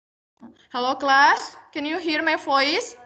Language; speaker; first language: English; non-native, learner; Indonesian